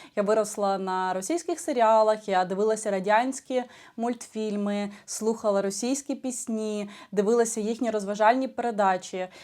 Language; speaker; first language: Ukrainian; non-native, local second language; Russian